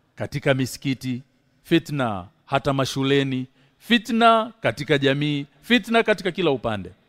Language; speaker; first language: Swahili; native; Swahili